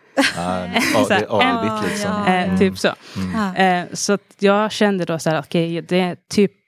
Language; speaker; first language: Swedish; early bilingual, other home language; Arabic